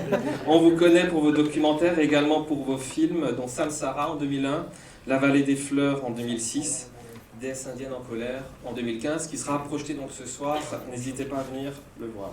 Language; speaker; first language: French; native; French